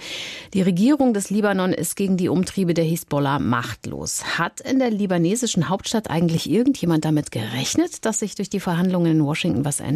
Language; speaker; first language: German; native; German